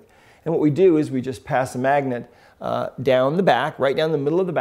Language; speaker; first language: English; native; English